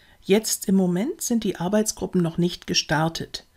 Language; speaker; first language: German; native; German